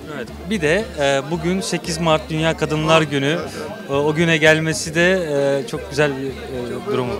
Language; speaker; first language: Turkish; native; Turkish